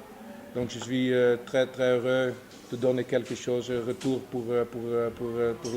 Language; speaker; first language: French; non-native, fluent; Dutch